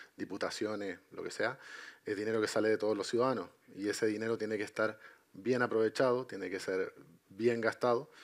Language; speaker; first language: Spanish; native; Spanish